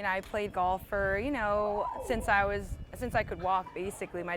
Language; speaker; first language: English; native; English